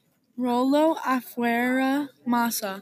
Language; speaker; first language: Spanish; non-native, learner; English